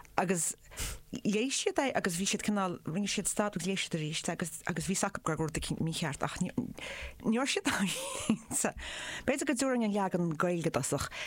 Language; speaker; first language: Irish; native; Irish